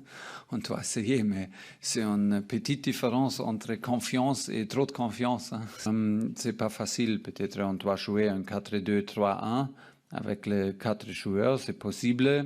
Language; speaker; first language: French; non-native, fluent; German